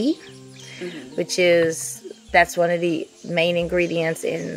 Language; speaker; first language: English; native; English